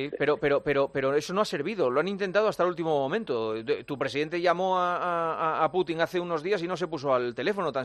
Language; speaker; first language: Spanish; native; Spanish